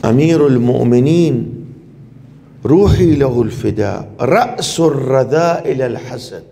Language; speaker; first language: Arabic; non-native, fluent; Persian